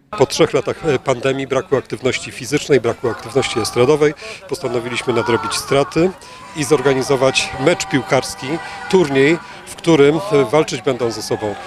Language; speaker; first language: Polish; native; Polish